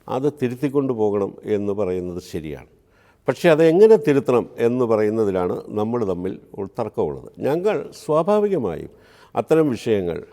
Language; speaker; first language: Malayalam; native; Malayalam